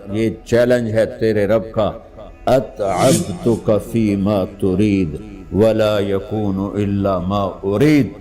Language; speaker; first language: Urdu; non-native, local second language; Punjabi